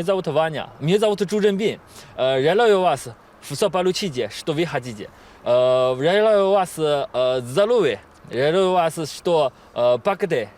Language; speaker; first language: Russian; non-native, learner; Chinese